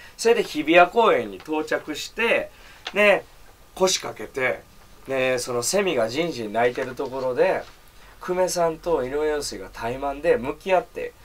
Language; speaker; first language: Japanese; native; Japanese